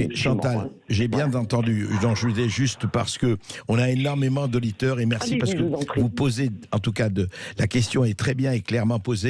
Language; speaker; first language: French; native; French